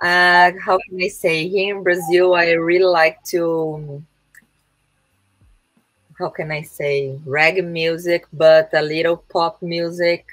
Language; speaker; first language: English; non-native, learner; Portuguese